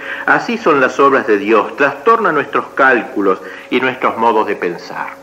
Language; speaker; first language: Spanish; native; Spanish